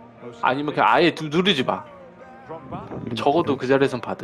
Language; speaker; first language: Korean; native; Korean